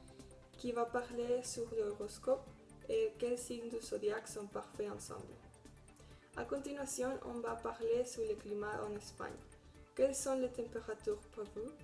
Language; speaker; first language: French; non-native, learner; Spanish